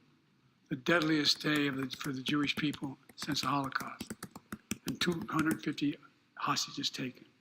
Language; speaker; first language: English; native; English